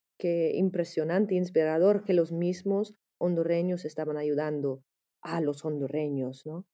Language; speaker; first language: Spanish; non-native, fluent; English